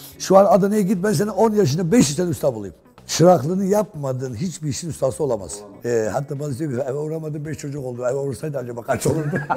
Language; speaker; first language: Turkish; non-native, local second language; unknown